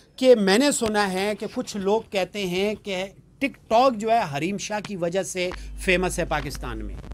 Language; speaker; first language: Urdu; non-native, local second language; Punjabi